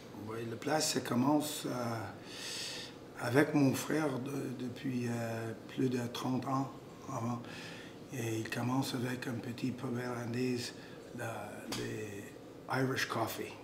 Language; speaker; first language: French; non-native, local second language; English